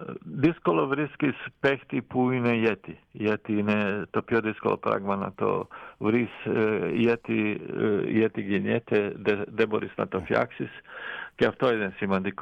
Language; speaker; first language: Greek; non-native, fluent; Croatian